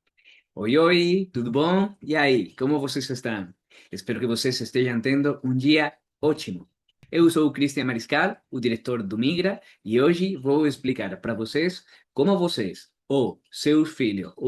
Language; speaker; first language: Portuguese; non-native, fluent; Spanish